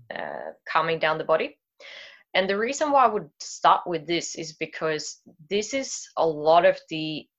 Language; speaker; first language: English; non-native, fluent; Swedish